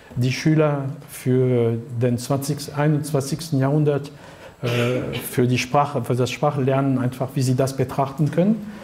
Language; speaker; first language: German; non-native, fluent; French